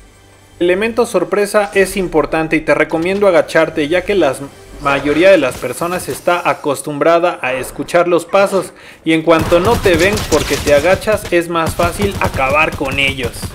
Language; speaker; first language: Spanish; native; Spanish